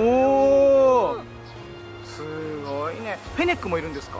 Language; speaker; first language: Japanese; native; Japanese